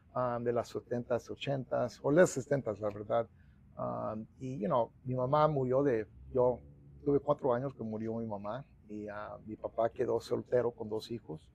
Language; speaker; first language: Spanish; early bilingual, heritage; Spanish